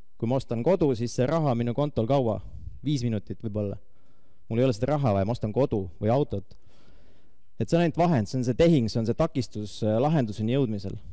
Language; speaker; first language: Estonian; native; Estonian